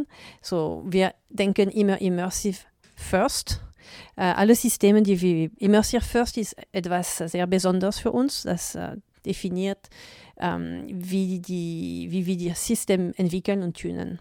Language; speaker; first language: German; non-native, learner; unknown